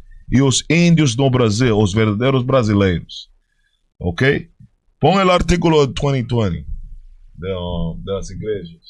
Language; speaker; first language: Portuguese; non-native, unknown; Spanish